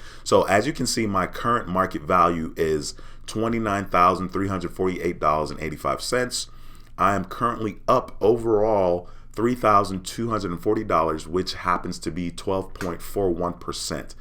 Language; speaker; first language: English; native; English